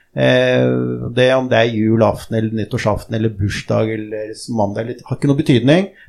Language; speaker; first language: Norwegian; early bilingual, other home language; Arabic